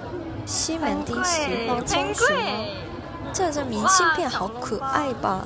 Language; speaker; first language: Chinese; non-native, learner; Japanese